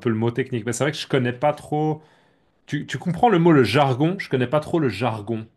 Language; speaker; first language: French; native; French